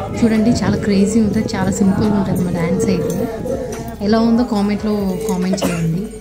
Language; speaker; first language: Telugu; non-native, local second language; Lambadi